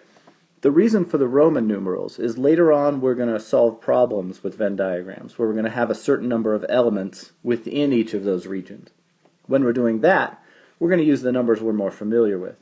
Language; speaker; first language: English; native; English